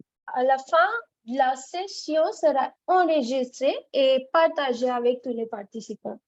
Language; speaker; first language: French; non-native, fluent; Hindi